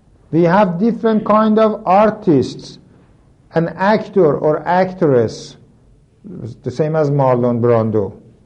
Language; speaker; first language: English; non-native, fluent; Persian